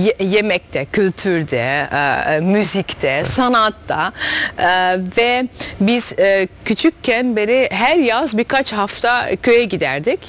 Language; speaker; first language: Turkish; early bilingual, heritage; Turkish